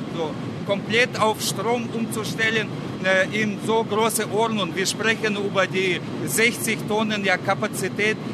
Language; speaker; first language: German; non-native, fluent; Russian